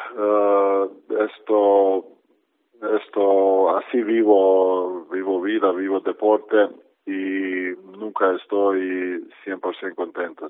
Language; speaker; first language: Spanish; non-native, fluent; Croatian